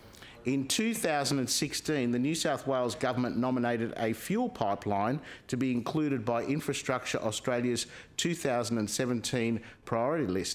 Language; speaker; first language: English; native; English